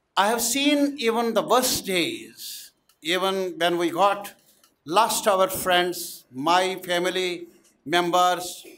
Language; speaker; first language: English; non-native, local second language; Urdu